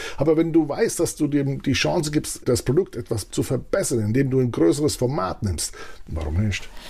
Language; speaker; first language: German; early bilingual, other home language; Italian